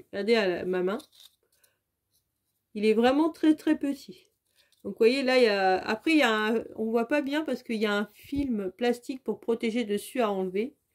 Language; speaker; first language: French; native; French